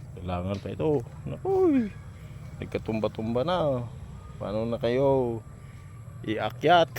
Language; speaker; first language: Filipino; native; Filipino